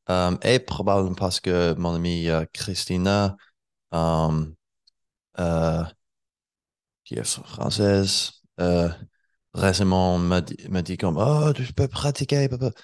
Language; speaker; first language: French; non-native, learner; English